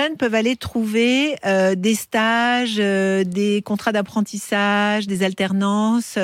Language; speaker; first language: French; native; French